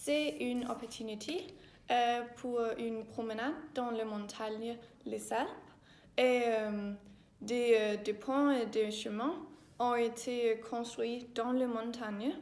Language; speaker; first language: French; non-native, learner; Danish